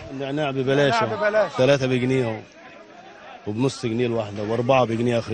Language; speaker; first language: Arabic; native; Arabic